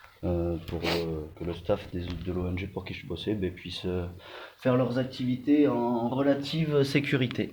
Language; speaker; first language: French; native; French